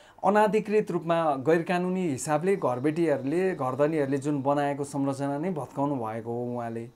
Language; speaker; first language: Nepali; native; Nepali